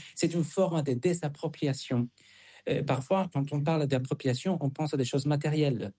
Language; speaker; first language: French; non-native, fluent; Spanish